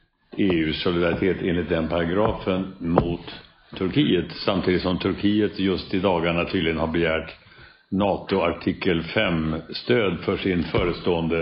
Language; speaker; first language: Swedish; native; Swedish